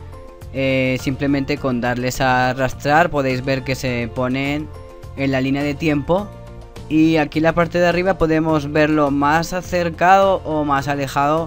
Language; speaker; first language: Spanish; native; Spanish